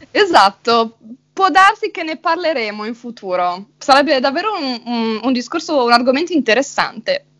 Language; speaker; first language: Italian; native; Italian